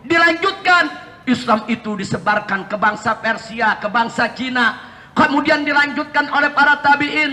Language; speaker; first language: Indonesian; native; Indonesian